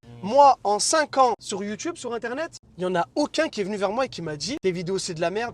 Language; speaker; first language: French; native; French